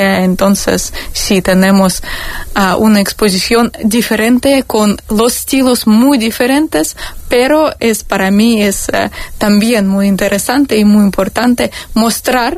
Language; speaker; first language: Spanish; non-native, fluent; Russian